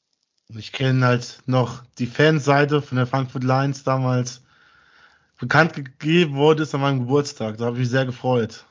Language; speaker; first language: German; native; German